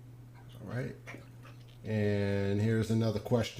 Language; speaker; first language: English; native; English